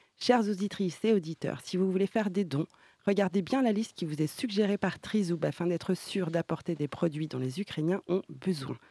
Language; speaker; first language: French; native; French